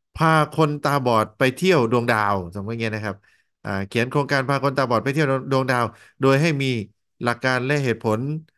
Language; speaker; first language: Thai; native; Thai